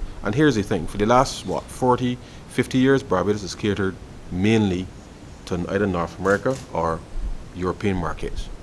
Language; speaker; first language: English; native; English